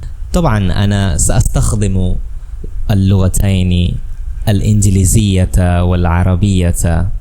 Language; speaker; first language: Arabic; non-native, fluent; Bangla